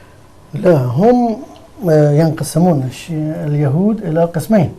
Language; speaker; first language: Arabic; non-native, fluent; Persian